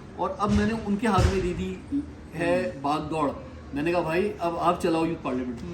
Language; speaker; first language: Urdu; native; Urdu